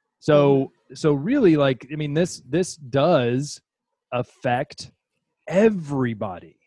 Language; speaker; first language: English; native; English